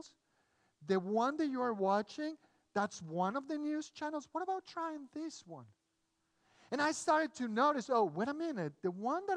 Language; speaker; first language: English; non-native, fluent; Spanish